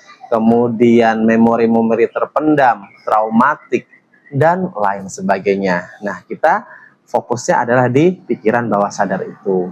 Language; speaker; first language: Indonesian; native; Indonesian